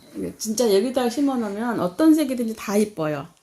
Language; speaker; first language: Korean; native; Korean